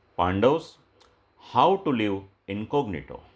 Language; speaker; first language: English; non-native, local second language; Gujarati